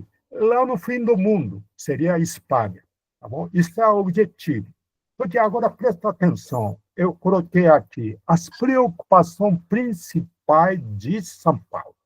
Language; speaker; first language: Portuguese; non-native, fluent; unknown